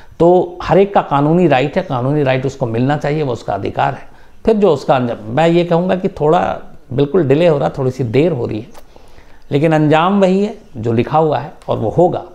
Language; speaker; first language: Hindi; native; Hindi